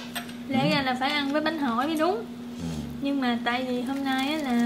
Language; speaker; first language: Vietnamese; native; Vietnamese